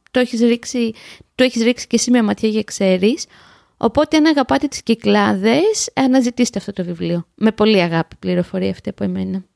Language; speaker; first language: Greek; native; Greek